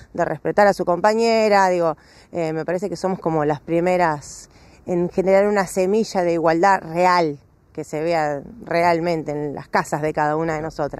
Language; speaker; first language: Spanish; native; Spanish